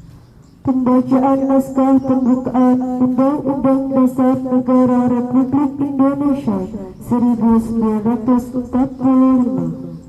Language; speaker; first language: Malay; non-native, local second language; Javanese